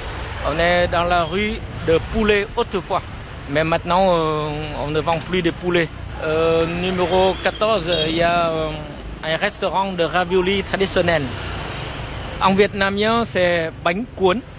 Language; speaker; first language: French; non-native, fluent; Vietnamese